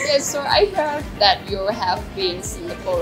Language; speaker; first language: English; non-native, learner; Thai